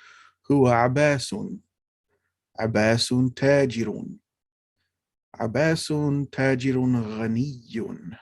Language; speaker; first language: Arabic; non-native, fluent; English